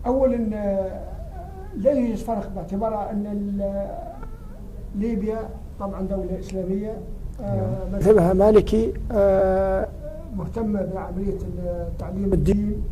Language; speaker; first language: Arabic; native; Arabic